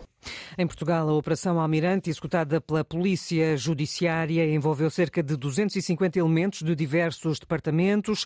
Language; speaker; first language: Portuguese; native; Portuguese